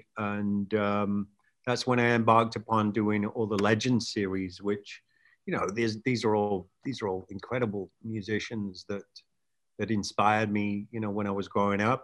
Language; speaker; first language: English; native; English